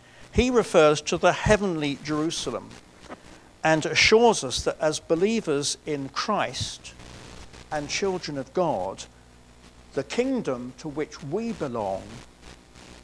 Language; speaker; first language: English; native; English